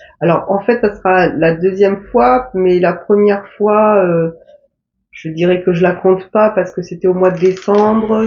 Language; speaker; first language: French; early bilingual, other home language; Korean